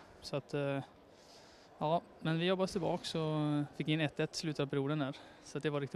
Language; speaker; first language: Swedish; native; Swedish